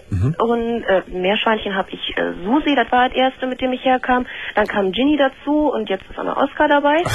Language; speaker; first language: German; native; German